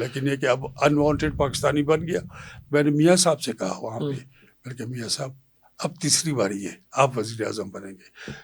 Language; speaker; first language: Urdu; non-native, local second language; Pashto